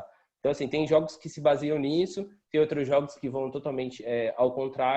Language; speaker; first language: Portuguese; native; Portuguese